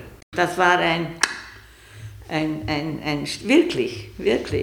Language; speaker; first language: German; non-native, learner; Hungarian